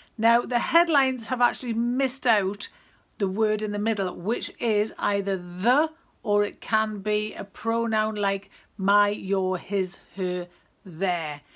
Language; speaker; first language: English; native; English